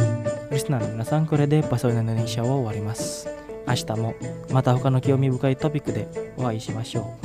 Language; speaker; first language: Japanese; non-native, fluent; Indonesian